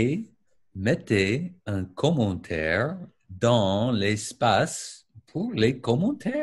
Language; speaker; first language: French; non-native, learner; English